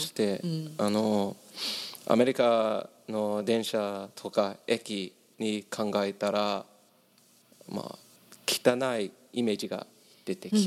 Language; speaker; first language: Japanese; non-native, learner; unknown